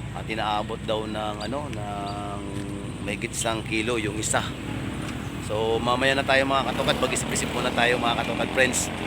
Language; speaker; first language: Filipino; native; Filipino